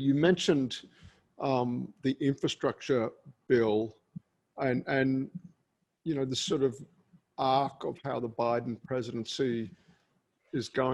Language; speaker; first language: English; native; English